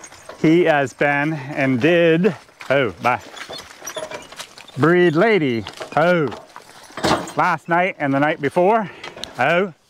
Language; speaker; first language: English; native; English